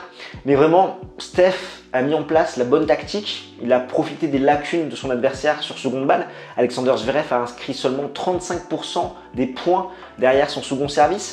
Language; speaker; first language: French; native; French